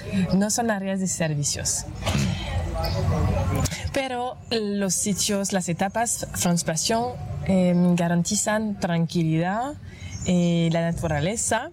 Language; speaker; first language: Spanish; non-native, fluent; French